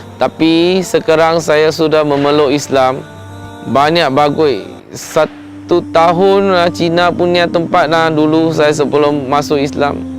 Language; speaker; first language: Indonesian; non-native, local second language; Chinese